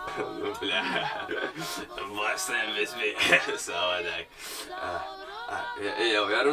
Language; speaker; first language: Latvian; non-native, local second language; Russian